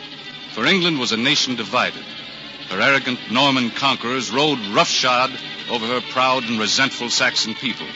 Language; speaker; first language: English; native; English